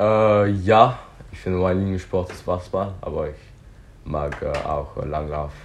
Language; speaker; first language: German; non-native, learner; English